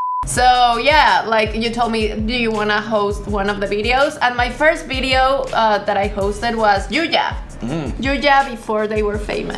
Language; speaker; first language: English; non-native, fluent; Spanish